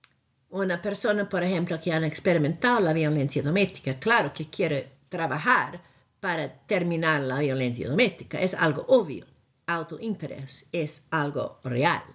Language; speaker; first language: Spanish; non-native, fluent; English